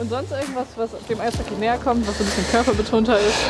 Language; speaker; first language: German; native; German